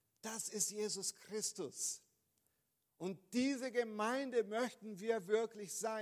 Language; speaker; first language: German; non-native, fluent; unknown